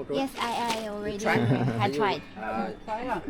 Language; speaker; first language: English; non-native, learner; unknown